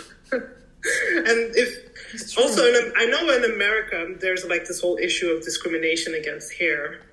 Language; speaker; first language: English; early bilingual, heritage; English